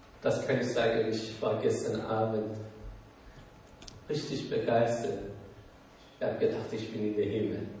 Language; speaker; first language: German; non-native, learner; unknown